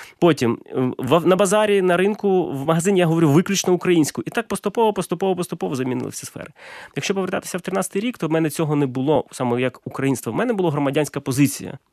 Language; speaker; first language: Ukrainian; non-native, local second language; Russian